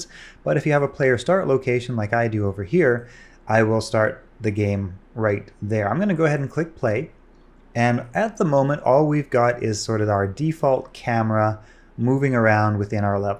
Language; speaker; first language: English; native; English